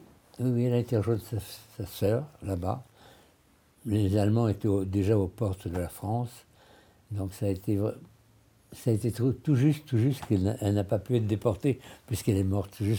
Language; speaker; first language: French; early bilingual, other home language; Russian